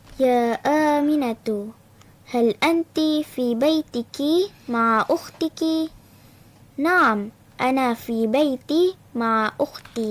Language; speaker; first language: Arabic; non-native, learner; Malay